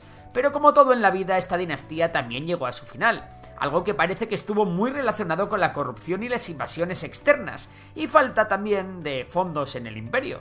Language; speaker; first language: Spanish; native; Spanish